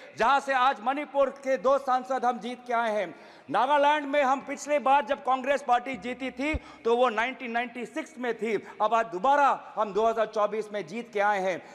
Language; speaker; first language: Hindi; non-native, local second language; Assamese